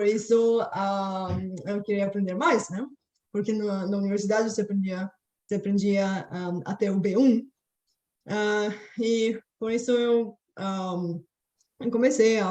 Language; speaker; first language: Portuguese; non-native, fluent; Bulgarian